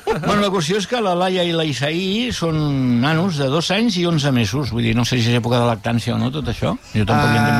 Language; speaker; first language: Catalan; native; Catalan